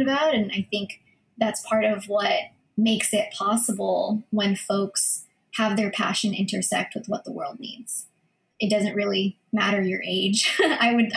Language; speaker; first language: English; early bilingual, other home language; Filipino